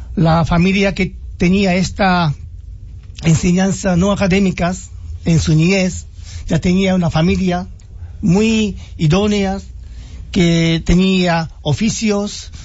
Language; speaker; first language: Spanish; non-native, fluent; Japanese